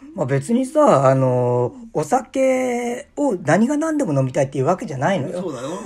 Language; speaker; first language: Japanese; native; Japanese